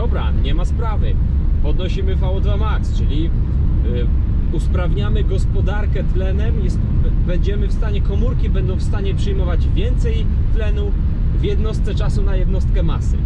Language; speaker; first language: Polish; native; Polish